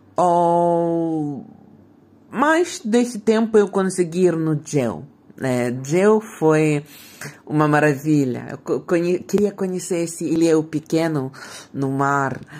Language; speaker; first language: Portuguese; non-native, fluent; Ukrainian